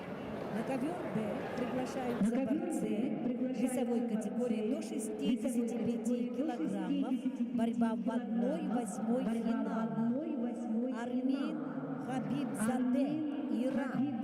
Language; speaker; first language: Russian; native; Russian